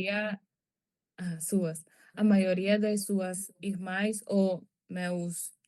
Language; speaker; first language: Portuguese; non-native, learner; Spanish